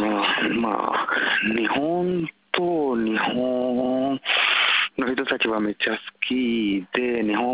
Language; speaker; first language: Japanese; non-native, learner; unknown